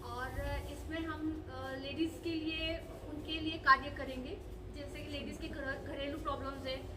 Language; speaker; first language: Hindi; non-native, local second language; Gujarati